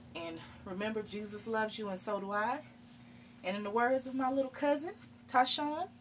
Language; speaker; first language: English; native; English